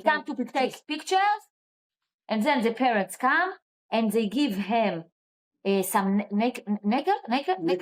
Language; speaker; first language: English; non-native, learner; Hebrew